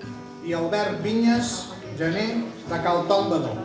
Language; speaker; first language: Catalan; native; Catalan